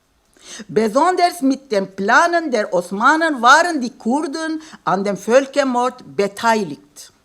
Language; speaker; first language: German; non-native, fluent; Kurdish